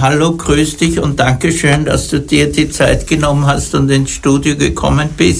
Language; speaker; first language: German; native; German